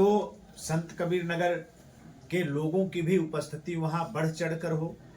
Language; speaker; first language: Hindi; native; Hindi